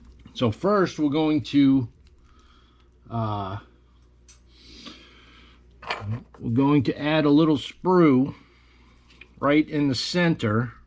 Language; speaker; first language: English; native; English